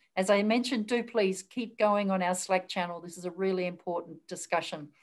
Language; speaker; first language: English; native; English